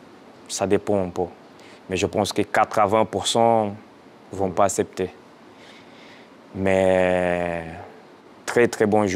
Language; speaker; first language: French; non-native, fluent; Portuguese